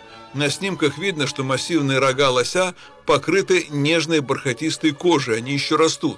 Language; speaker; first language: Russian; native; Russian